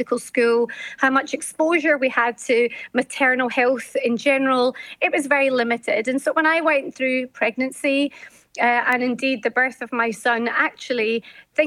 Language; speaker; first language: English; native; English